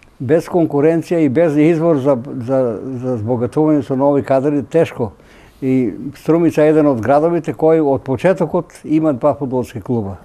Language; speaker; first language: Macedonian; native; Macedonian